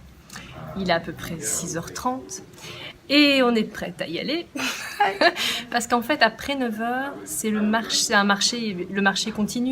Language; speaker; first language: French; native; French